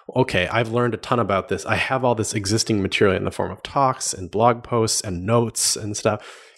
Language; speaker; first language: English; native; English